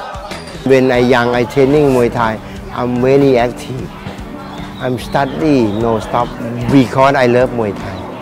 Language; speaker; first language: English; non-native, learner; Thai